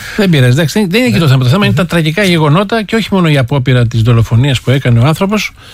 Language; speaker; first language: Greek; native; Greek